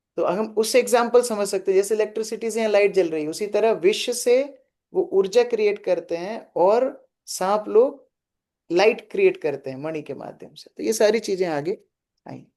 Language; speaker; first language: Hindi; native; Hindi